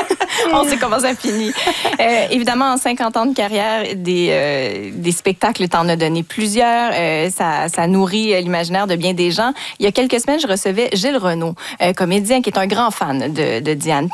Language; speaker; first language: French; native; French